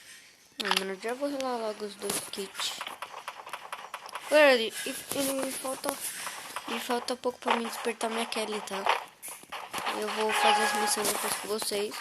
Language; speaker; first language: Portuguese; native; Portuguese